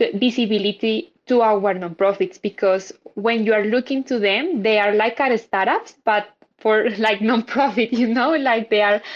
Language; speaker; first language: English; non-native, fluent; Spanish